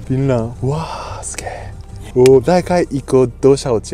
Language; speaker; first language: Chinese; non-native, learner; Japanese